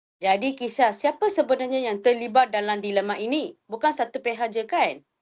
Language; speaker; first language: Malay; non-native, local second language; Tamil